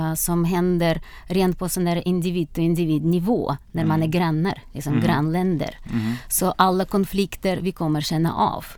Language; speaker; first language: Swedish; non-native, fluent; Russian